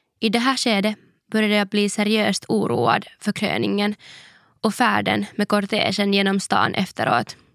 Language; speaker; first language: Swedish; native; Swedish